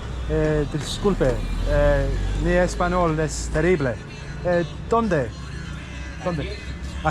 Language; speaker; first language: Spanish; non-native, learner; English